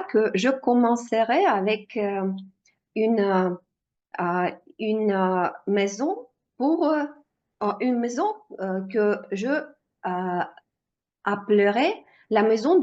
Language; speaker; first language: French; non-native, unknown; Russian